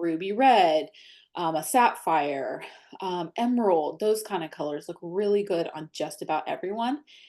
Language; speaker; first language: English; native; English